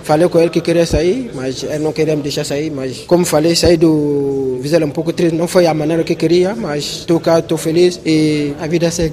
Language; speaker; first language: Portuguese; non-native, fluent; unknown